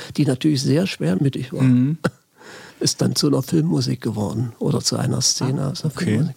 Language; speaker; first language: German; native; German